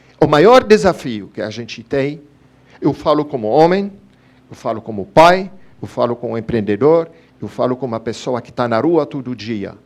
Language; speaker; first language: Portuguese; non-native, fluent; Arabic